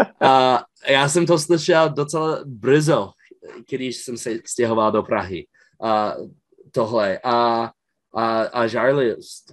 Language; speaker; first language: Czech; non-native, fluent; English